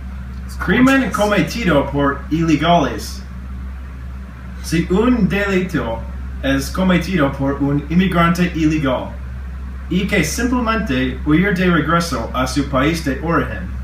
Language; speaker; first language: Spanish; non-native, learner; English